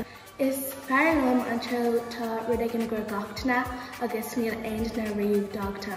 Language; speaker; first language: Irish; non-native, learner; English